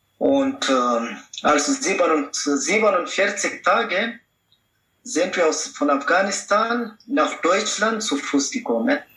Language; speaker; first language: German; non-native, learner; Pashto